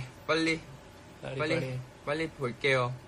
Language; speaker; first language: Korean; non-native, fluent; Thai